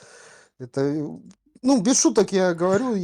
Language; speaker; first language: Russian; native; Russian